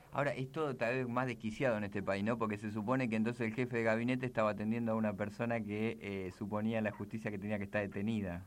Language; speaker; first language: Spanish; native; Spanish